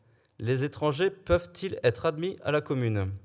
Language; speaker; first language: French; native; French